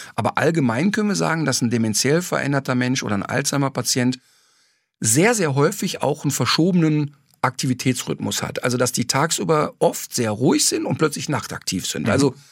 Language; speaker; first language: German; native; German